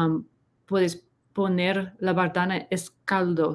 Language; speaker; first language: Spanish; non-native, learner; English